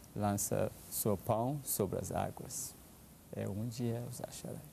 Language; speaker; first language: Portuguese; non-native, fluent; Persian